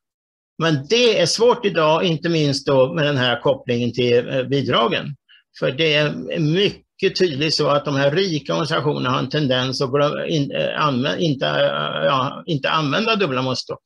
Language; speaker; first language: Swedish; native; Swedish